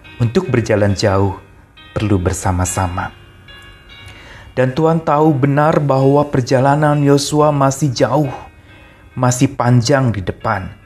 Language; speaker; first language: Indonesian; native; Indonesian